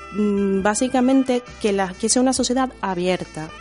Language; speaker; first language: Spanish; native; Spanish